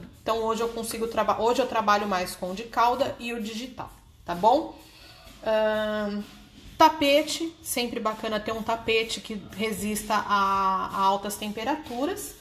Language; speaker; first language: Portuguese; native; Portuguese